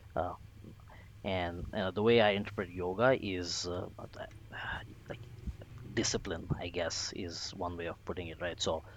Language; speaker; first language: English; non-native, local second language; Bangla